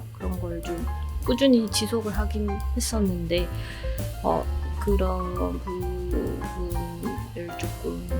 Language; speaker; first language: Korean; native; Korean